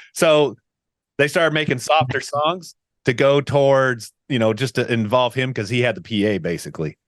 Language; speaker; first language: English; native; English